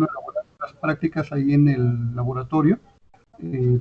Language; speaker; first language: Spanish; native; Spanish